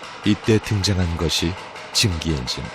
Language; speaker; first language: Korean; native; Korean